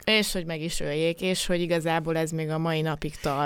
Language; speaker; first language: Hungarian; native; Hungarian